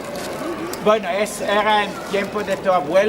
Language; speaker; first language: Spanish; non-native, learner; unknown